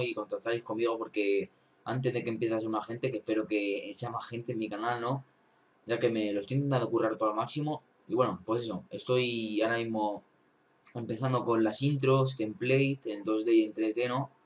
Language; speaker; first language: Spanish; native; Spanish